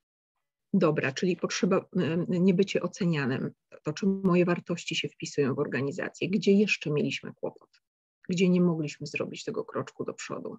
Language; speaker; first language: Polish; native; Polish